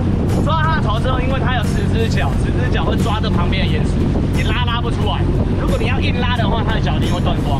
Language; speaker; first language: Chinese; native; Chinese